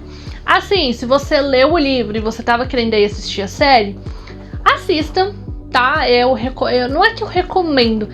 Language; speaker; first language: Portuguese; native; Portuguese